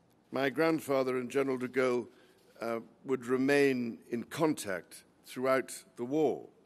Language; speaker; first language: English; native; English